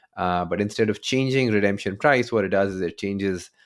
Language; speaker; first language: English; non-native, local second language; Urdu